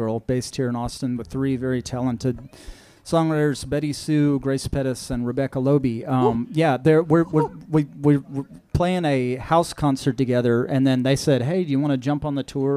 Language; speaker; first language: English; native; English